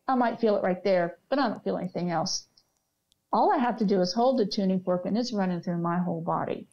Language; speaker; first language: English; native; English